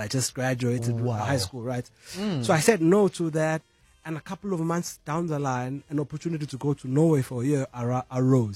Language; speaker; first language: English; non-native, local second language; Zulu